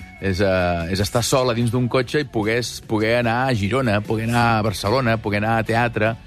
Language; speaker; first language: Catalan; native; Catalan